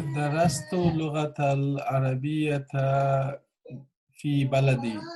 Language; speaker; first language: Arabic; non-native, learner; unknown